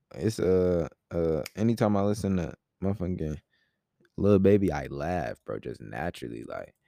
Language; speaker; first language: English; native; English